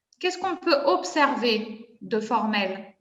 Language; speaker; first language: French; non-native, fluent; Spanish